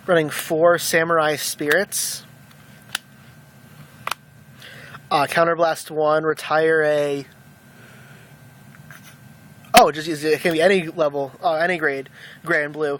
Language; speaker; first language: English; native; English